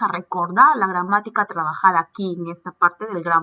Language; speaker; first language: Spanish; native; Spanish